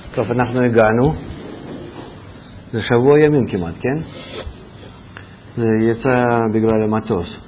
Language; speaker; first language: Hebrew; non-native, fluent; Russian